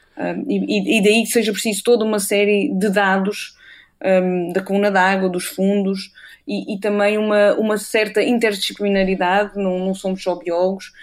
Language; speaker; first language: Portuguese; native; Portuguese